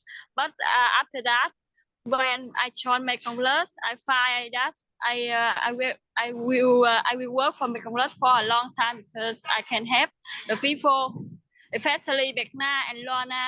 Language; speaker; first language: English; non-native, local second language; Vietnamese